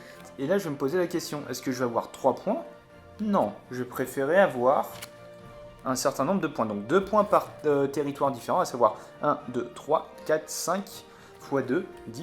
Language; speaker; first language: French; native; French